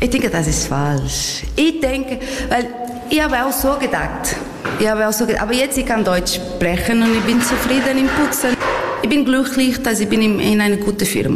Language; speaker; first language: German; non-native, learner; Portuguese